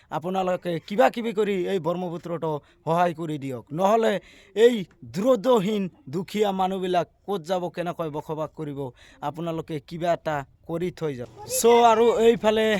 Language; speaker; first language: Assamese; non-native, local second language; Bangla